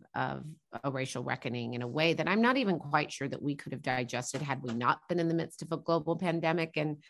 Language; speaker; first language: English; native; English